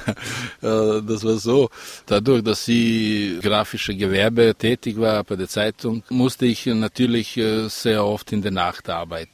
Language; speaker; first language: German; non-native, fluent; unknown